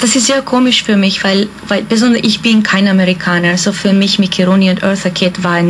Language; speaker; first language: German; non-native, fluent; Hungarian